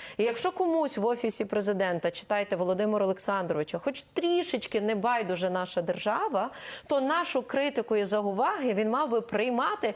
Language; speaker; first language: Ukrainian; native; Ukrainian